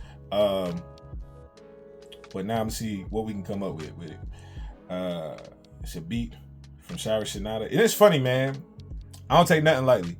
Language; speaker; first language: English; native; English